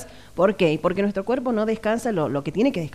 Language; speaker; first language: Spanish; native; Spanish